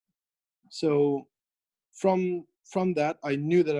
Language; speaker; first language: English; non-native, fluent; French